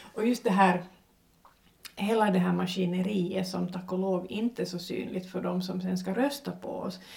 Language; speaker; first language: Swedish; native; Swedish